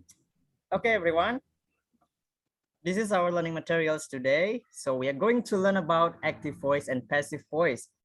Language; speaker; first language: English; non-native, fluent; Indonesian